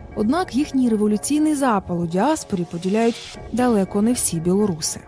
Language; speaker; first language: Ukrainian; native; Ukrainian